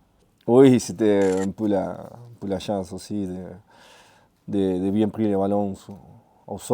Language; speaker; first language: French; non-native, fluent; Spanish